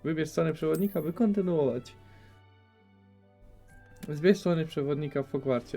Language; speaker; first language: Polish; native; Polish